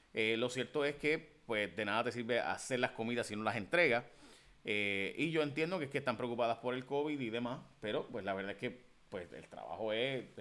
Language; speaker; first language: Spanish; early bilingual, heritage; Spanish